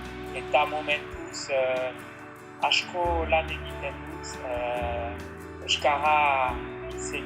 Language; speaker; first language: Basque; non-native, learner; French